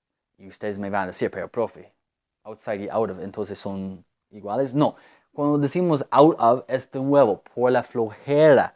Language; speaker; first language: Spanish; non-native, fluent; English